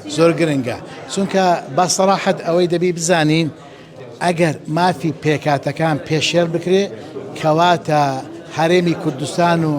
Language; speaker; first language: Central Kurdish; non-native, local second language; Turkish